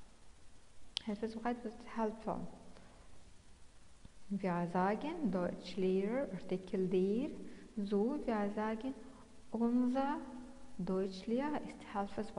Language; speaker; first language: German; non-native, fluent; Arabic